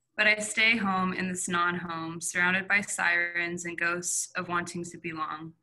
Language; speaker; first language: English; native; English